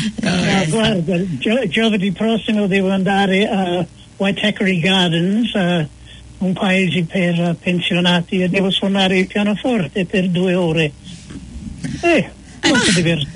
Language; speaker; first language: Italian; non-native, fluent; English